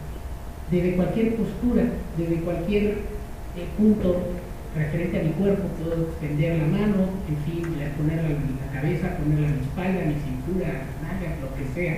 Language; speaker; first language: Spanish; native; Spanish